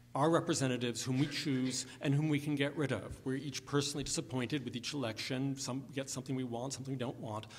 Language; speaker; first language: English; native; English